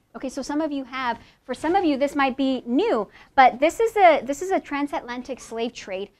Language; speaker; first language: English; native; English